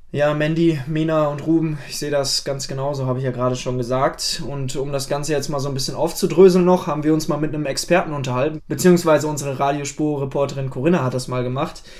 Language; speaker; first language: German; native; German